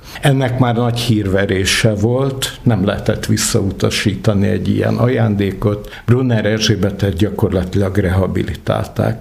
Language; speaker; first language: Hungarian; native; Hungarian